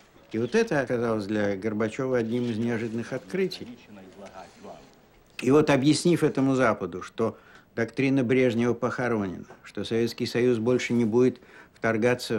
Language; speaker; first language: Russian; native; Russian